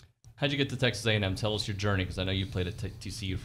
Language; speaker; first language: English; native; English